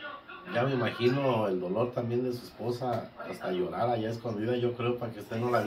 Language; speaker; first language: Spanish; native; Spanish